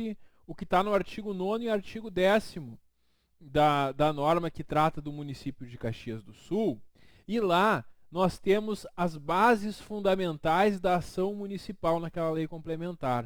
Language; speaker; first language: Portuguese; native; Portuguese